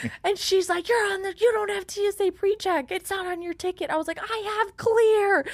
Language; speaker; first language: English; native; English